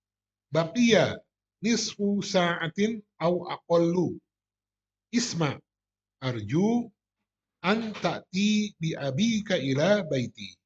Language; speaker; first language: Arabic; non-native, fluent; Indonesian